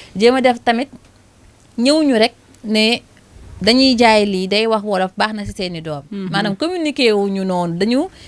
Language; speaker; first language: Wolof; native; Wolof